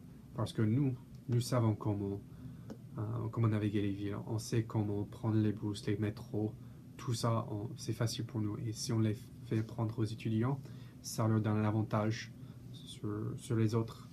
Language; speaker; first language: French; non-native, fluent; English